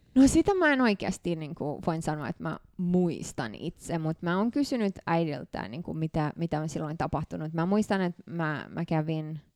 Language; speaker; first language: Finnish; non-native, fluent; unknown